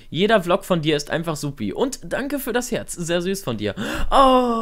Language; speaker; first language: German; native; German